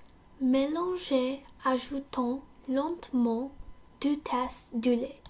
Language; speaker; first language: French; non-native, learner; English